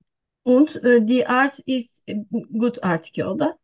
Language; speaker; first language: German; non-native, learner; Turkish